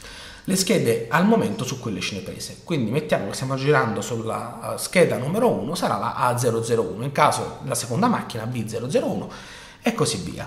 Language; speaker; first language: Italian; native; Italian